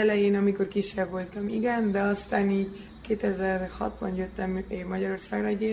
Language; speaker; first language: Hungarian; early bilingual, heritage; Hungarian